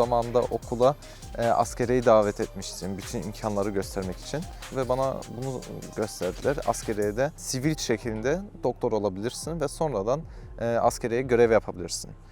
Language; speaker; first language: Turkish; early bilingual, heritage; Turkish